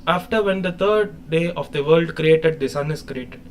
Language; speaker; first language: English; non-native, local second language; Tamil